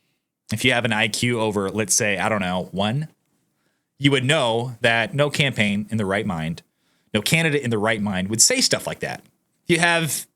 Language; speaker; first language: English; native; English